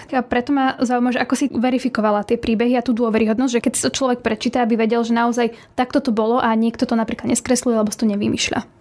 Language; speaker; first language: Slovak; native; Slovak